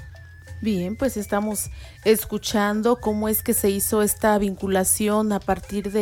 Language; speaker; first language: Spanish; native; Spanish